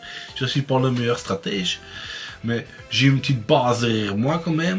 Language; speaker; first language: French; native; French